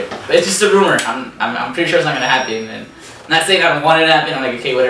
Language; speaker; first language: English; native; English